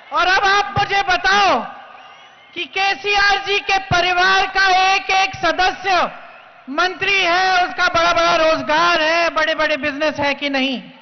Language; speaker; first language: Hindi; native; Hindi